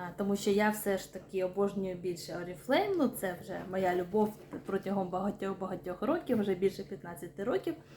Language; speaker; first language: Ukrainian; non-native, local second language; Russian